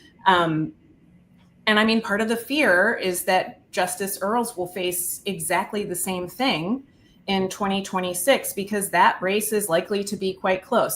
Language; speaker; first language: English; native; English